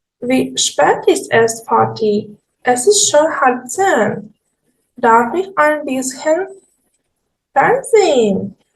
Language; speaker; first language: German; non-native, fluent; Ukrainian